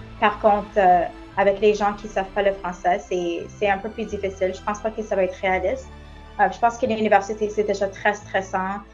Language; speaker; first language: French; non-native, local second language; English